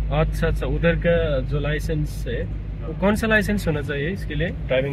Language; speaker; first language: Hindi; non-native, learner; Nepali